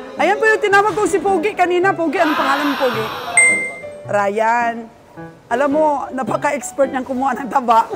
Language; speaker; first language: Filipino; non-native, local second language; Cebuano